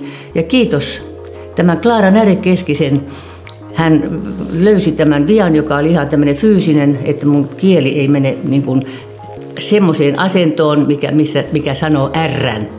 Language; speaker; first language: Finnish; native; Finnish